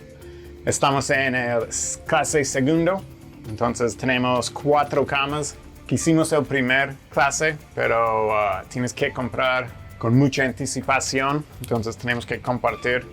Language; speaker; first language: Spanish; non-native, fluent; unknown